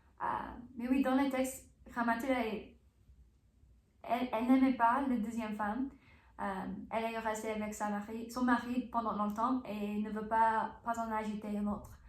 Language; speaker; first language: French; non-native, learner; English